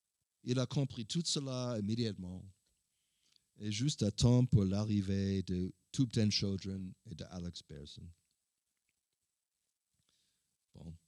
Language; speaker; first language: French; non-native, learner; English